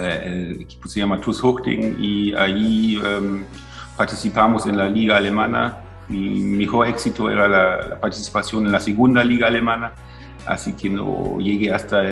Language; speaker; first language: Spanish; non-native, fluent; German